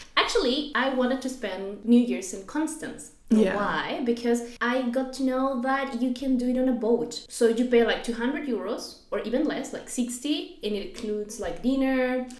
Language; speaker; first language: English; non-native, fluent; Spanish